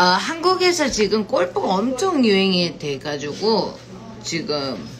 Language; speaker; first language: Korean; early bilingual, heritage; English